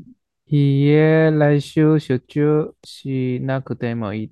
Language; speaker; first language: Japanese; non-native, learner; Chinese